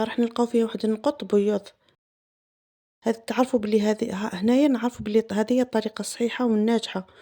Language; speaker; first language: Arabic; native; Arabic